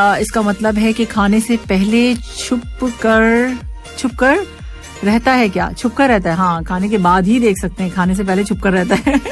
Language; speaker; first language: Urdu; native; Urdu